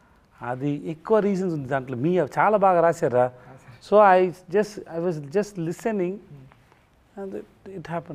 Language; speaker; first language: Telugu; non-native, learner; Tamil